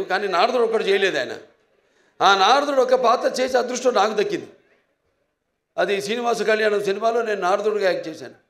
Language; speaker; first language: Telugu; native; Telugu